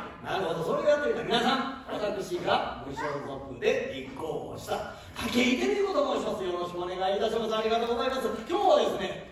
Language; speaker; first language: Japanese; native; Japanese